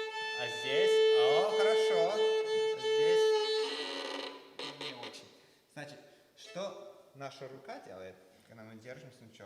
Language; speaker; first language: Russian; early bilingual, heritage; Russian